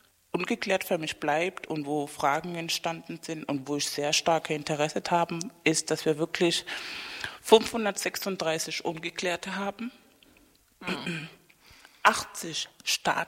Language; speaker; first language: German; non-native, fluent; Spanish